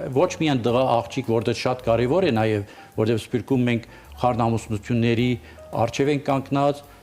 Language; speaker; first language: Armenian; early bilingual, heritage; Armenian